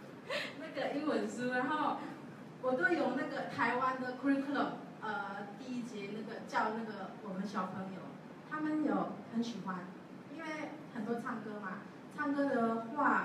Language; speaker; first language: Chinese; non-native, learner; Javanese